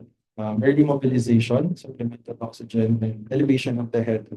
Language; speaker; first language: English; non-native, local second language; Filipino